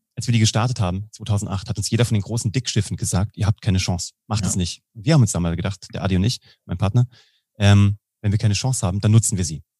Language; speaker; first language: German; native; German